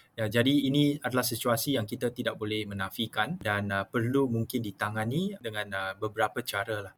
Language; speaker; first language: Malay; non-native, local second language; Chinese